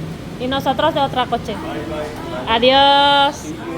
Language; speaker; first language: Spanish; non-native, learner; Indonesian